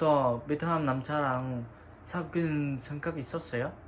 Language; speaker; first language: Korean; non-native, learner; Vietnamese